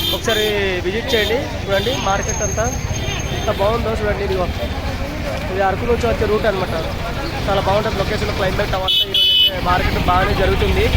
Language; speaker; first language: Telugu; non-native, local second language; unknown